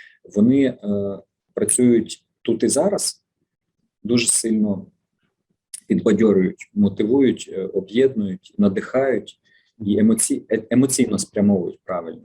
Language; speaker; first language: Ukrainian; native; Ukrainian